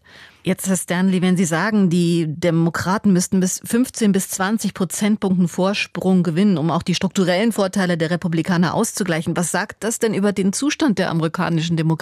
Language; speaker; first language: German; native; German